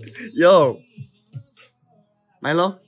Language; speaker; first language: Korean; non-native, fluent; English